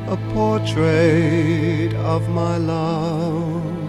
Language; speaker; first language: English; native; English